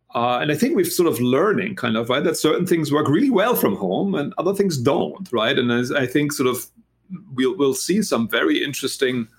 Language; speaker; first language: English; non-native, fluent; German